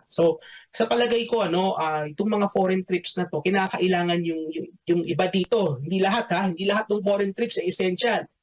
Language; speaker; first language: Filipino; native; Filipino